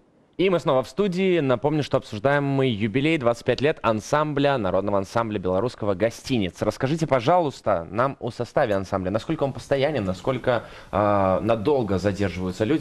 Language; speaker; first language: Russian; native; Russian